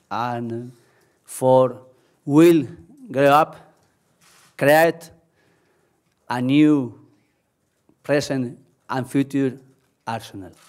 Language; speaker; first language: English; non-native, learner; Spanish